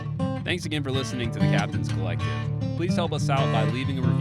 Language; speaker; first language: English; native; English